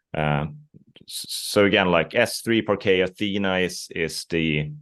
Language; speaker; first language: English; non-native, fluent; Swedish